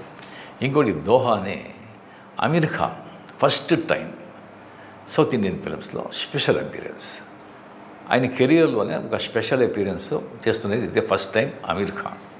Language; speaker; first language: Telugu; non-native, local second language; Marathi